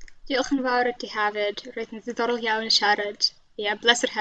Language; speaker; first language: Welsh; non-native, learner; Russian